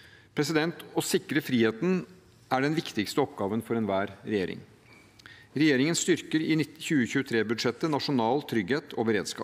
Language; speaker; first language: Norwegian; native; Norwegian